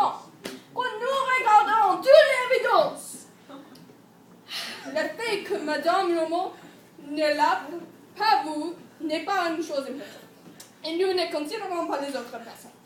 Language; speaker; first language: French; non-native, learner; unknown